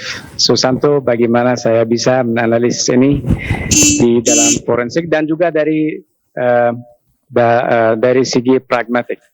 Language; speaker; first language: Indonesian; non-native, fluent; Arabic